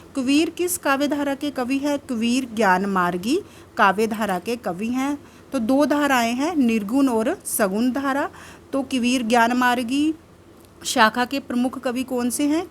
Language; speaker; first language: Hindi; native; Hindi